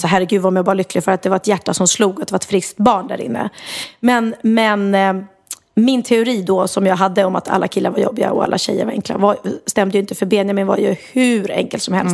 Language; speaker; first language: Swedish; native; Swedish